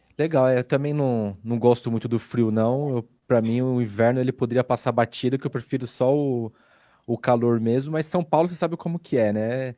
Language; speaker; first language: Portuguese; native; Portuguese